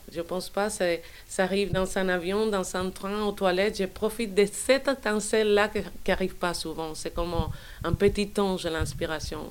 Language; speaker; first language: French; non-native, fluent; Spanish